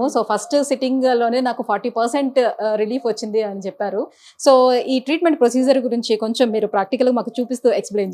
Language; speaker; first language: Telugu; native; Telugu